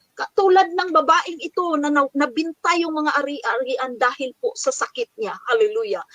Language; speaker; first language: Filipino; non-native, local second language; Cebuano